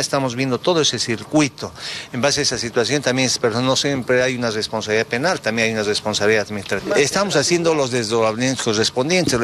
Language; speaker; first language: Spanish; native; Spanish